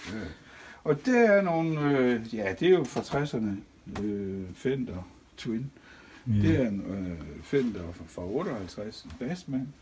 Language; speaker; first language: Danish; native; Danish